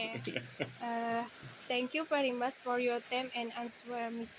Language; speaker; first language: English; non-native, learner; Indonesian